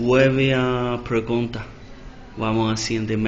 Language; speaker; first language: Spanish; non-native, learner; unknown